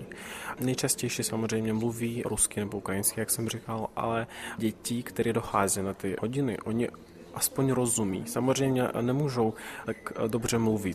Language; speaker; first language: Czech; early bilingual, heritage; Czech